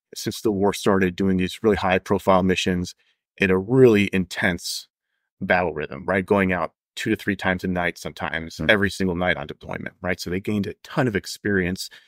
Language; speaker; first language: English; native; English